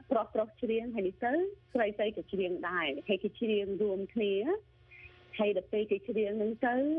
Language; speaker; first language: Khmer; early bilingual, heritage; Khmer